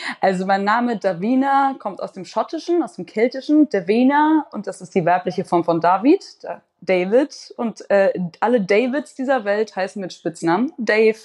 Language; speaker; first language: German; native; German